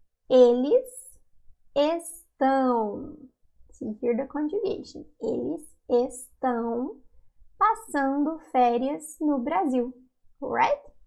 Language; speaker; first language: Portuguese; native; Portuguese